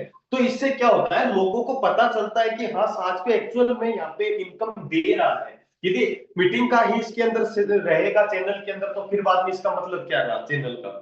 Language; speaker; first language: Hindi; native; Hindi